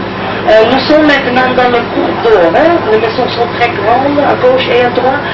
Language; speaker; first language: French; non-native, learner; Dutch